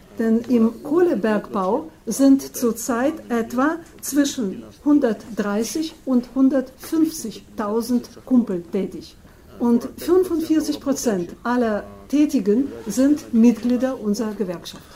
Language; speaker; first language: German; non-native, fluent; Ukrainian